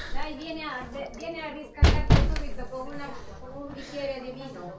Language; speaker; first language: Italian; non-native, fluent; Spanish